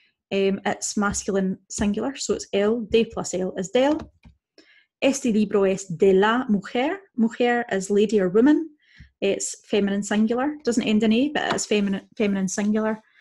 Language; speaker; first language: English; native; English